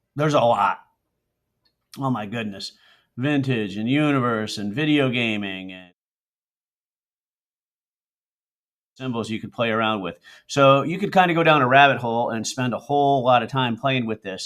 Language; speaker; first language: English; native; English